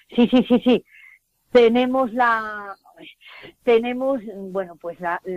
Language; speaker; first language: Spanish; native; Spanish